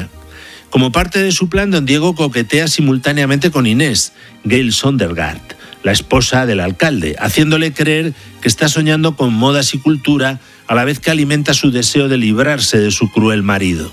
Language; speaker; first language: Spanish; native; Spanish